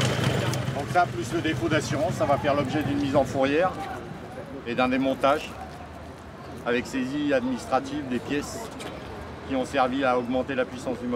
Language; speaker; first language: French; native; French